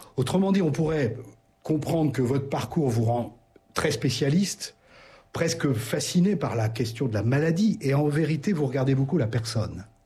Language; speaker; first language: French; native; French